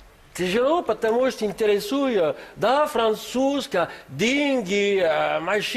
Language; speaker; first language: Russian; non-native, learner; French